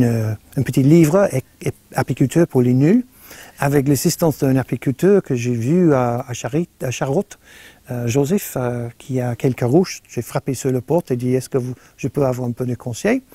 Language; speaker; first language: French; non-native, fluent; English